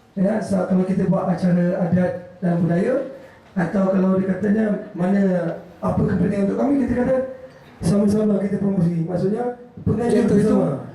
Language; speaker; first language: Malay; native; Malay